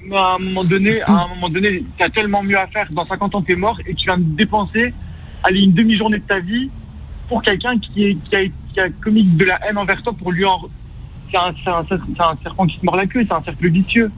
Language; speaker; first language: French; non-native, fluent; Kurdish